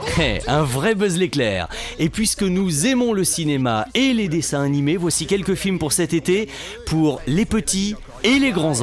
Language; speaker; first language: French; native; French